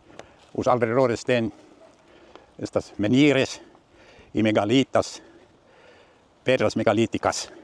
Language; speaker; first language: Portuguese; non-native, learner; Finnish